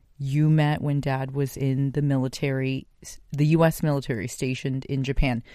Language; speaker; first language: English; native; English